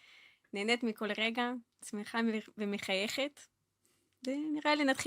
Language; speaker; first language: Hebrew; non-native, fluent; Russian